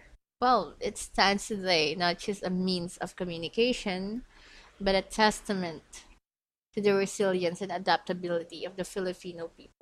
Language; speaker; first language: English; non-native, local second language; Filipino